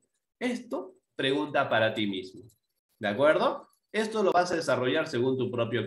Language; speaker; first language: Spanish; native; Spanish